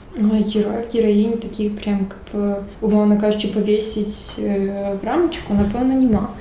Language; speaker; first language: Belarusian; non-native, local second language; Russian